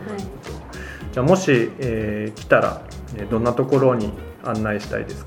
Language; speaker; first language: Japanese; native; Japanese